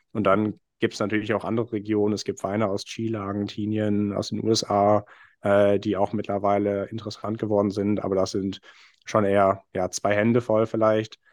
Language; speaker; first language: German; non-native, fluent; English